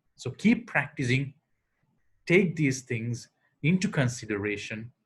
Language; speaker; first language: English; non-native, local second language; Sinhala